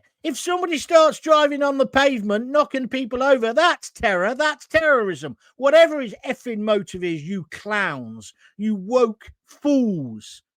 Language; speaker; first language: English; native; English